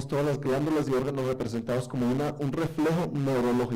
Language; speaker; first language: Spanish; native; Spanish